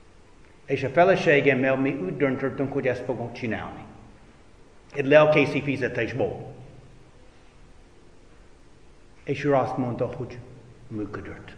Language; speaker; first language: Hungarian; non-native, fluent; English